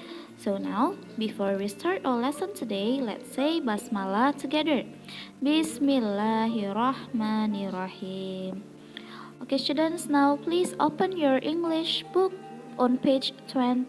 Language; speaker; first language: English; non-native, fluent; Indonesian